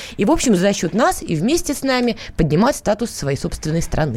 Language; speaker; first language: Russian; native; Russian